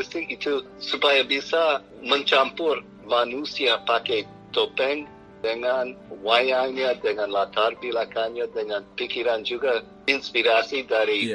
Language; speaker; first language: Indonesian; non-native, fluent; English